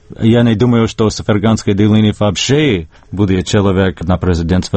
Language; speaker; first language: Russian; non-native, fluent; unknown